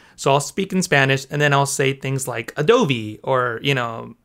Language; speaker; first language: English; early bilingual, other home language; Spanish